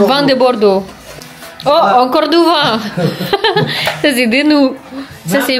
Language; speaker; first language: French; non-native, learner; Indonesian